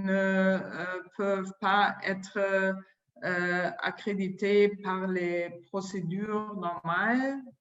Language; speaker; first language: French; non-native, fluent; German